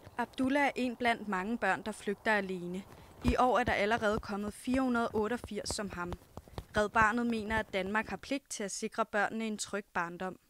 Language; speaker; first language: Danish; native; Danish